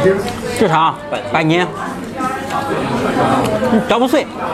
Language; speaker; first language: Chinese; native; Chinese